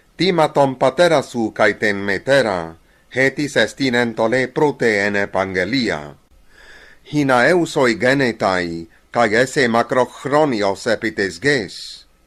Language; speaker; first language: Greek; non-native, learner; English